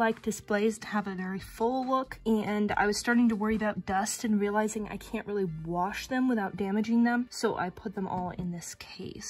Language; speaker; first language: English; native; English